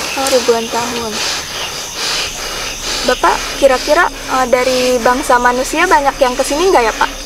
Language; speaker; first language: Indonesian; native; Indonesian